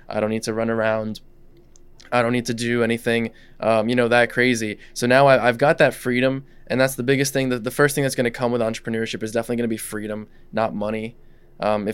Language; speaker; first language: English; non-native, fluent; Russian